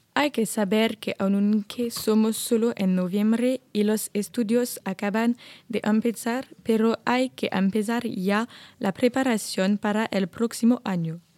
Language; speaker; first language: Spanish; non-native, learner; French